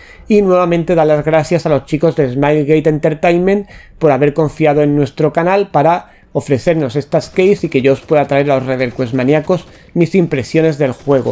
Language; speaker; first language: Spanish; native; Spanish